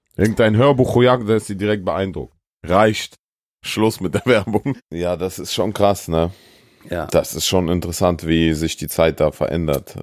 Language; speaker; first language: German; early bilingual, other home language; Russian